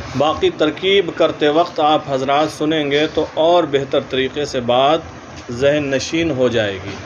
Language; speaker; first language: Urdu; native; Urdu